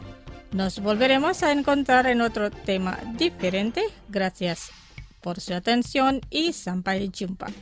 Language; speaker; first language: Spanish; non-native, fluent; Indonesian